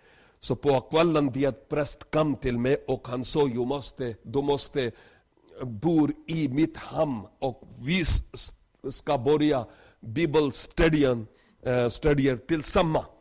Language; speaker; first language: Swedish; non-native, learner; Urdu